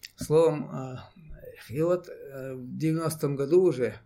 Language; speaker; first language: Russian; non-native, local second language; Chechen